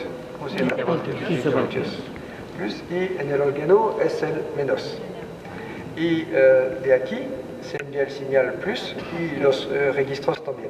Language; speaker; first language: Spanish; non-native, learner; French